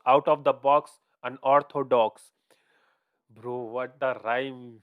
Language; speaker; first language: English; non-native, local second language; Hindi